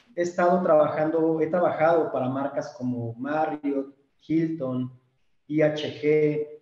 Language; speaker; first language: Spanish; native; Spanish